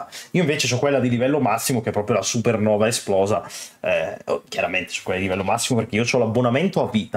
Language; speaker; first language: Italian; native; Italian